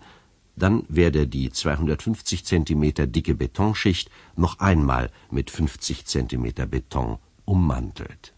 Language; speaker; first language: German; native; German